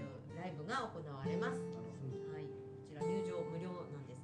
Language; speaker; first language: Japanese; native; Japanese